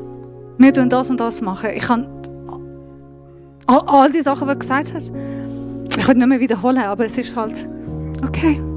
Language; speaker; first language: German; non-native, fluent; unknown